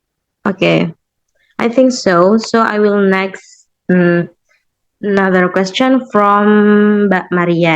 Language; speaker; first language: English; non-native, learner; Indonesian